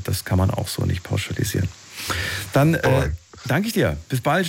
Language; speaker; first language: German; native; German